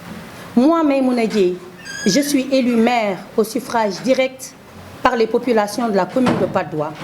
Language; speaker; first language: French; non-native, local second language; Wolof